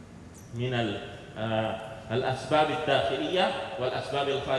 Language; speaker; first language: Arabic; non-native, fluent; Indonesian